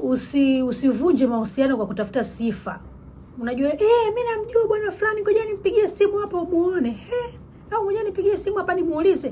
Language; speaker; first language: Swahili; native; Swahili